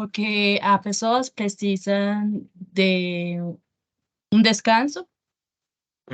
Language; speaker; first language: Portuguese; non-native, learner; Spanish